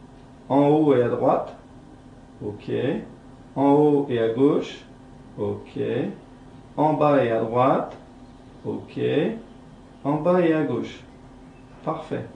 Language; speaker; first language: French; native; French